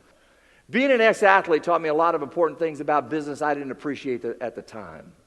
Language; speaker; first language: English; native; English